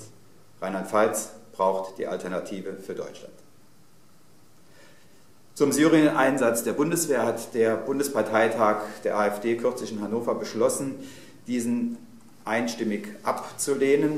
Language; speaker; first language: German; native; German